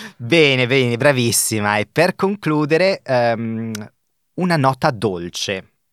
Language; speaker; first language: Italian; native; Italian